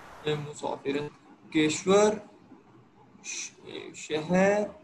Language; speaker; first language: Persian; non-native, learner; Urdu